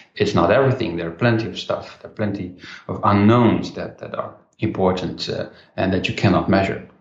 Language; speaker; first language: English; non-native, fluent; Dutch